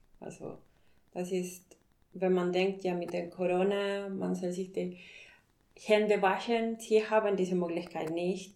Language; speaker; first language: German; non-native, fluent; Spanish